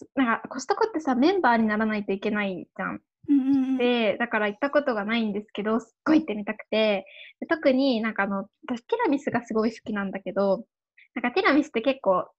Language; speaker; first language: Japanese; native; Japanese